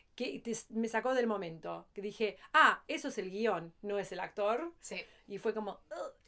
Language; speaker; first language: Spanish; early bilingual, heritage; Spanish